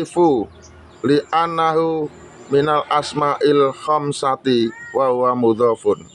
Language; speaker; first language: Arabic; non-native, fluent; Indonesian